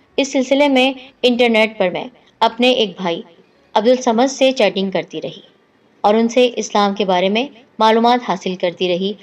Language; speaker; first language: Urdu; native; Urdu